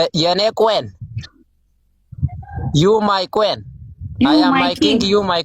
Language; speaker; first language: English; non-native, learner; Oromo